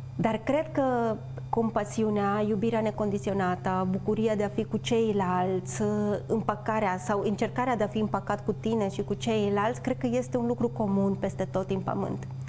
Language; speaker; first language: Romanian; non-native, fluent; Spanish